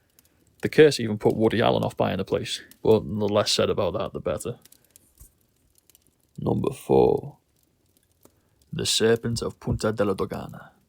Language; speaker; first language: English; native; English